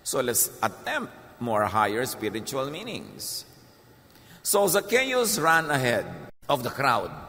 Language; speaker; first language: English; non-native, local second language; Filipino